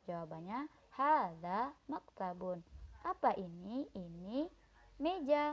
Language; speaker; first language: Indonesian; native; Indonesian